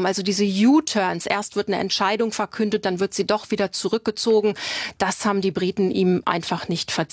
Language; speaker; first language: German; native; German